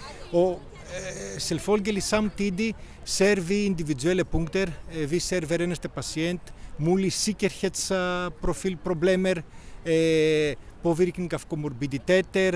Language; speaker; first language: Norwegian; non-native, fluent; Greek